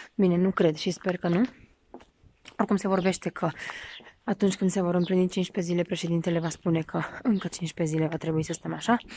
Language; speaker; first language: Romanian; native; Romanian